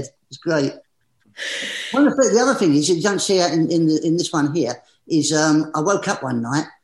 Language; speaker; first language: English; native; English